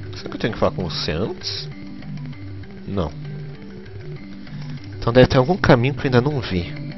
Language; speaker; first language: Portuguese; native; Portuguese